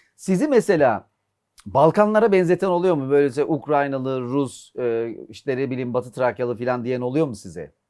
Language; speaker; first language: Turkish; native; Turkish